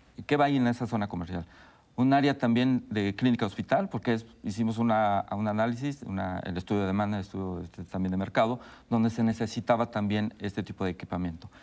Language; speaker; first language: Spanish; native; Spanish